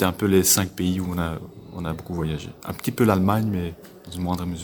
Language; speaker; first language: French; non-native, local second language; Dutch